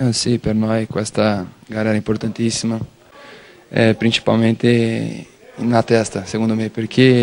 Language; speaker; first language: Italian; non-native, learner; Portuguese